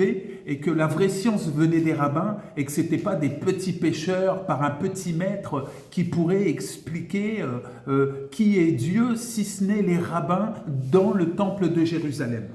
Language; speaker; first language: French; native; French